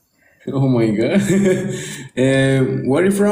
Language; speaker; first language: English; non-native, learner; Spanish